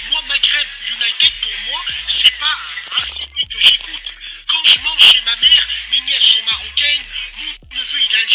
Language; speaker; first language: French; early bilingual, other home language; Arabic